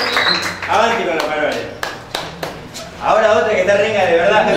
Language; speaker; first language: Spanish; native; Spanish